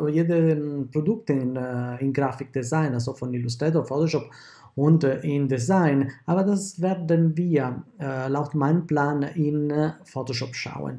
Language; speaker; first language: German; non-native, fluent; Italian